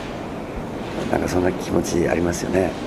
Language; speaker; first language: Japanese; native; Japanese